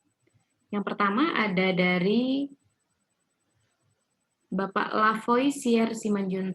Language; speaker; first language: Indonesian; native; Indonesian